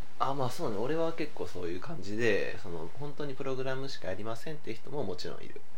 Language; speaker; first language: Japanese; early bilingual, heritage; Japanese